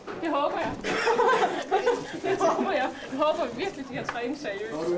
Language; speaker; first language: Danish; native; Danish